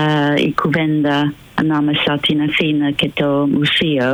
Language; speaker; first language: Greek; non-native, fluent; English